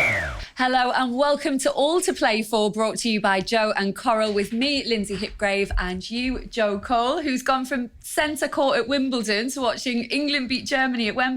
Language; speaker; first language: English; native; English